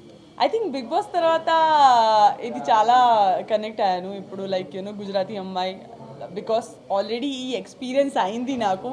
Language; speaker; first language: Telugu; non-native, learner; Gujarati